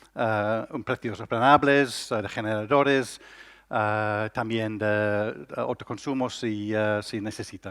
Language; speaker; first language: Spanish; non-native, learner; English